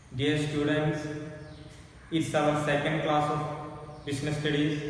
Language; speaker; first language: English; non-native, local second language; Malayalam